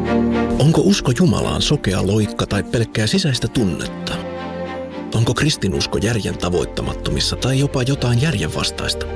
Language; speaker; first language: Finnish; native; Finnish